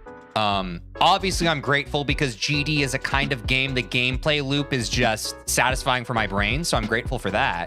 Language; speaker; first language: English; native; English